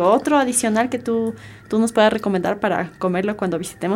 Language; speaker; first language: Spanish; native; Spanish